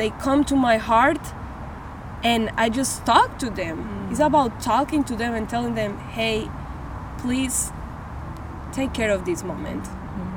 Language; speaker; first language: English; non-native, fluent; Spanish